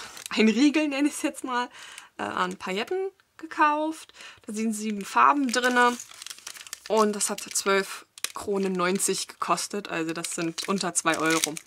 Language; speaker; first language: German; native; German